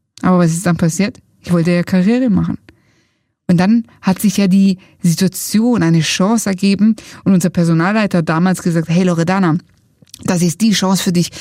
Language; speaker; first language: German; early bilingual, other home language; Italian